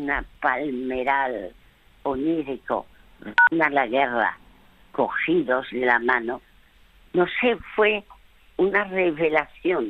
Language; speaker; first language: Spanish; early bilingual, other home language; French